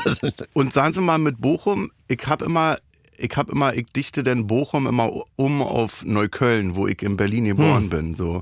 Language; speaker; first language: German; native; German